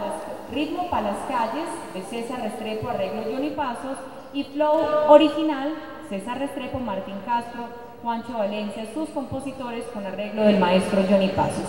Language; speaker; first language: Spanish; native; Spanish